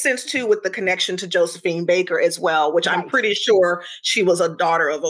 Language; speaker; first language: English; native; English